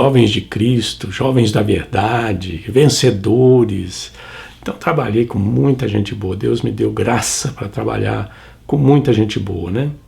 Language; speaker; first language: Portuguese; native; Portuguese